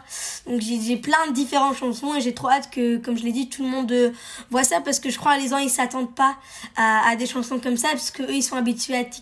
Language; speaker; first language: French; early bilingual, heritage; French